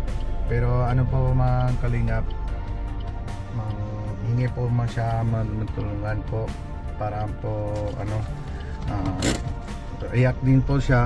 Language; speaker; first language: Filipino; non-native, learner; Hindi